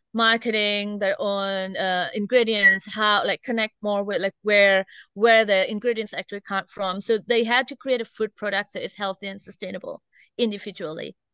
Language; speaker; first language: English; non-native, fluent; Indonesian